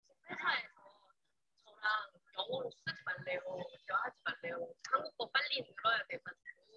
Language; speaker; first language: Korean; non-native, fluent; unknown